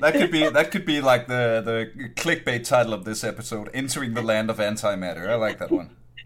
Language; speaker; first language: English; non-native, fluent; Danish